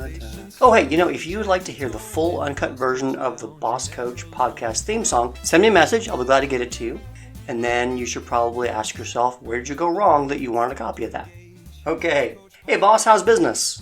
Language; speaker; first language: English; native; English